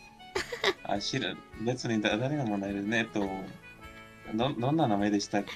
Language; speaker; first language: Japanese; non-native, fluent; Spanish